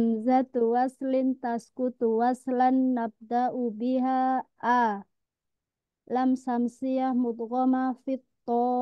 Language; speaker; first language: Arabic; non-native, learner; Indonesian